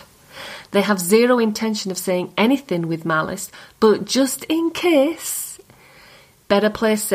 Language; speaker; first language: English; native; English